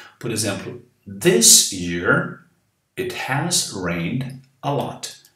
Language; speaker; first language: English; non-native, fluent; Portuguese